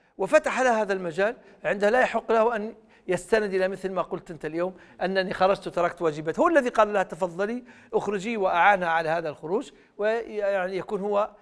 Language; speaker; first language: Arabic; native; Arabic